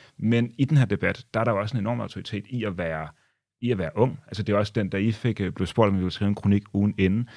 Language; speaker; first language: Danish; native; Danish